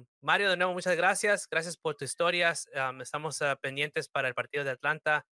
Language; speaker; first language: Spanish; early bilingual, heritage; Spanish